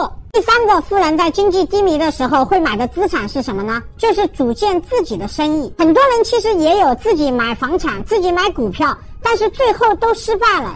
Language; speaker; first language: Chinese; native; Chinese